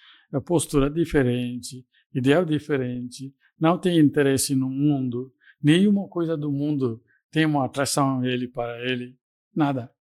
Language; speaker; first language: Portuguese; non-native, fluent; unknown